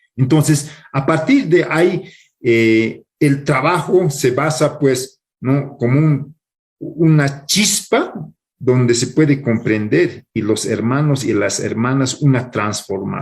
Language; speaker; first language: Spanish; non-native, local second language; Aymara